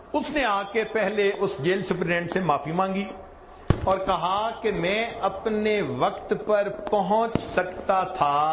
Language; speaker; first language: Urdu; non-native, local second language; Punjabi